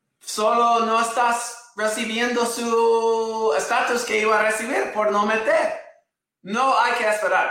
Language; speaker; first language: Spanish; non-native, fluent; English